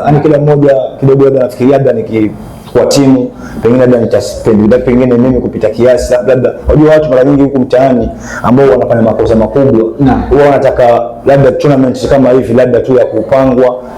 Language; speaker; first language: Swahili; native; Swahili